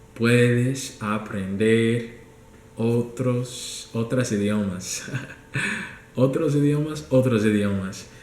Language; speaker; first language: Spanish; non-native, fluent; English